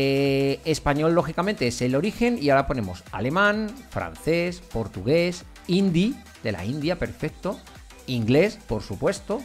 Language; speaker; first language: Spanish; native; Spanish